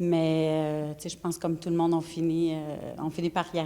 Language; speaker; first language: French; native; French